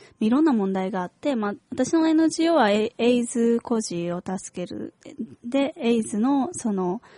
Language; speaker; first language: Japanese; native; Japanese